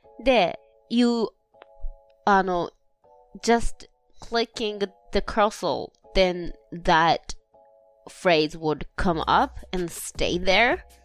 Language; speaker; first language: English; non-native, fluent; Japanese